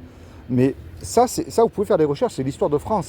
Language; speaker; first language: French; native; French